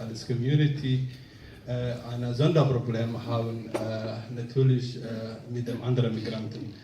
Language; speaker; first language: German; non-native, fluent; Somali